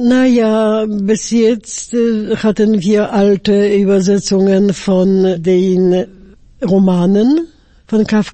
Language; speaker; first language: German; non-native, fluent; Polish